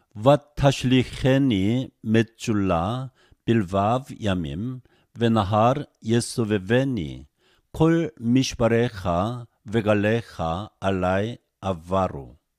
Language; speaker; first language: Hebrew; non-native, fluent; Korean